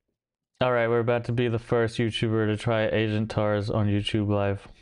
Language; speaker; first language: English; native; English